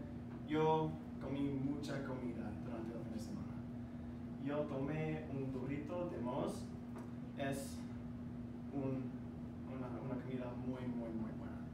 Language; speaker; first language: Spanish; non-native, learner; English